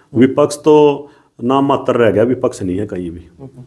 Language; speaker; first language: Hindi; native; Hindi